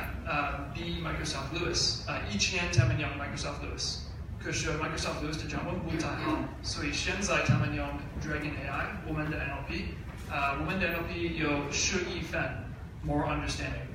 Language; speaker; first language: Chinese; non-native, learner; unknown